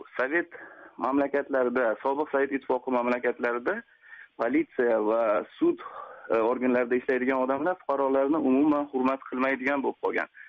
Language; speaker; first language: Uzbek; native; Uzbek